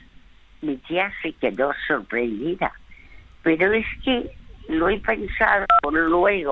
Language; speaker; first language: Spanish; early bilingual, other home language; French